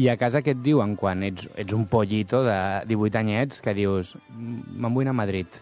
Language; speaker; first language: Catalan; native; Catalan